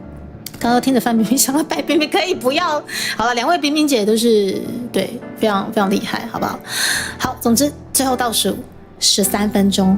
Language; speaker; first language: Chinese; native; Chinese